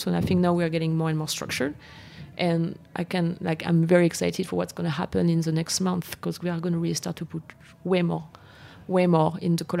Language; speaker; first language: English; non-native, fluent; French